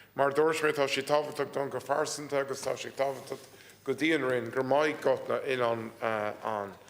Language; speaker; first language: Irish; non-native, local second language; English